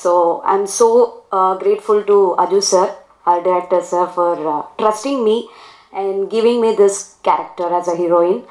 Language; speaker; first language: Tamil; non-native, learner; Kannada